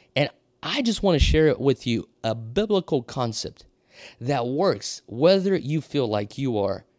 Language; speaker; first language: English; non-native, fluent; Portuguese